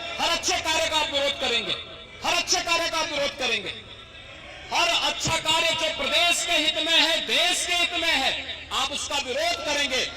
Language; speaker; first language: Hindi; native; Hindi